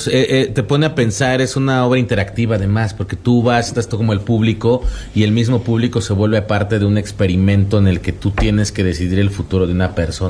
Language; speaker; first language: Spanish; native; Spanish